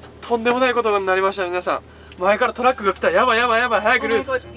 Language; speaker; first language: Japanese; native; Japanese